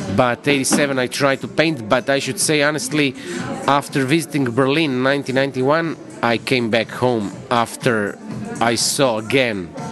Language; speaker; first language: English; non-native, fluent; Croatian